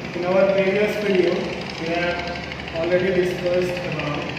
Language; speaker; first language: English; non-native, local second language; Hindi